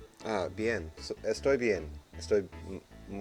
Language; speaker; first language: Spanish; non-native, fluent; English